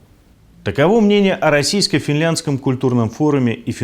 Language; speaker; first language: Russian; native; Russian